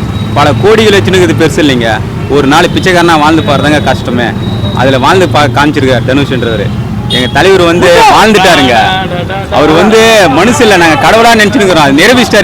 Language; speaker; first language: Tamil; native; Tamil